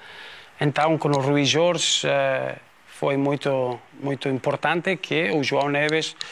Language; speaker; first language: Portuguese; non-native, fluent; Spanish